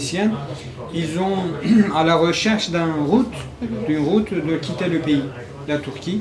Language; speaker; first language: French; non-native, learner; Kurdish